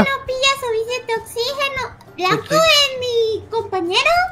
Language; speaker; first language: Spanish; native; Spanish